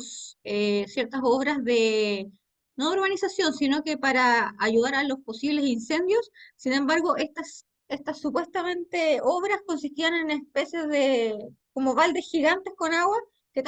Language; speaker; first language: Spanish; native; Spanish